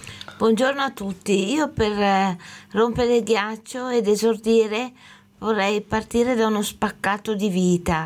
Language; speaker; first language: Italian; native; Italian